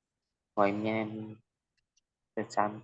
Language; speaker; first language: Chinese; non-native, learner; Indonesian